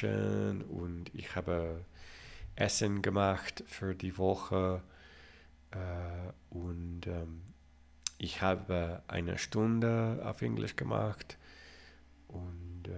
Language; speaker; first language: German; non-native, learner; English